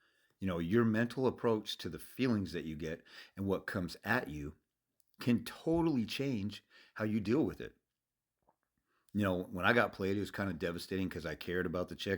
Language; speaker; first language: English; native; English